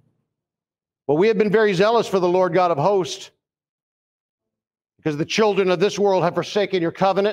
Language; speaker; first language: English; native; English